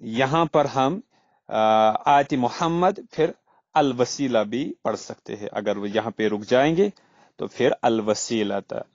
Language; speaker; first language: Urdu; non-native, local second language; Kashmiri